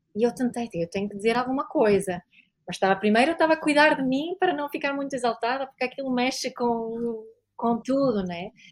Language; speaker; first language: Portuguese; non-native, fluent; Serbian